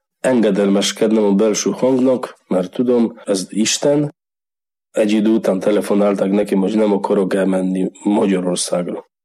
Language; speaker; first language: Hungarian; non-native, learner; Polish